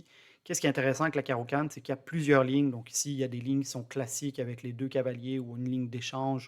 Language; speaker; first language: French; native; French